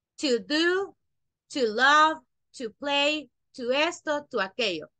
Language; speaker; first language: Spanish; native; Spanish